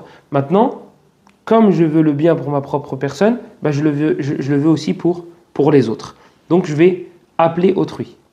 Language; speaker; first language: French; native; French